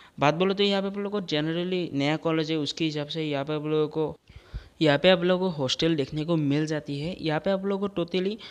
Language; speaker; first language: Hindi; non-native, local second language; Assamese